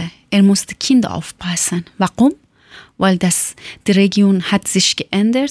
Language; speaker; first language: German; non-native, learner; Persian